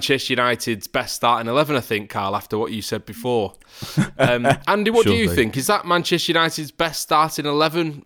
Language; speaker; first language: English; native; English